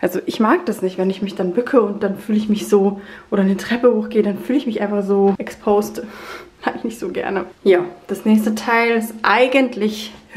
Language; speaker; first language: German; native; German